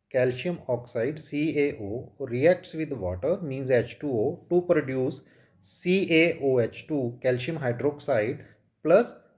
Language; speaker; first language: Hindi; non-native, local second language; Punjabi